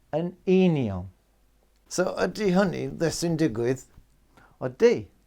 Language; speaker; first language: Welsh; non-native, local second language; English